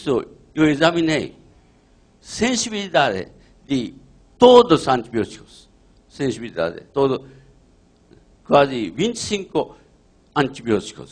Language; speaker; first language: Portuguese; non-native, learner; Japanese